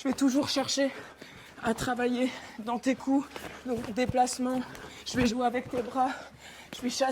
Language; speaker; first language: French; native; French